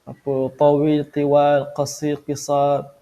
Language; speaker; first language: Arabic; non-native, fluent; Malay